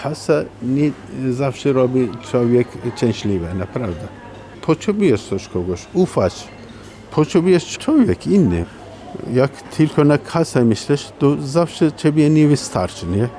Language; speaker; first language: Polish; non-native, learner; Turkish